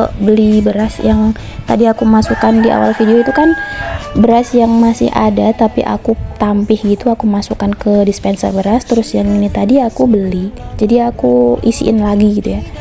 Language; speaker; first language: Indonesian; non-native, local second language; Javanese